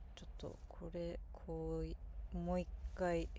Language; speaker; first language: Japanese; non-native, fluent; English